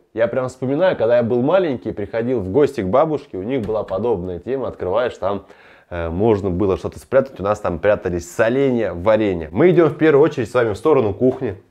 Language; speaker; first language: Russian; native; Russian